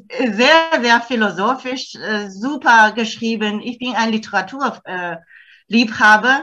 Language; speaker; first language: German; non-native, fluent; Chinese